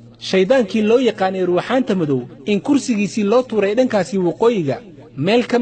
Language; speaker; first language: Somali; native; Somali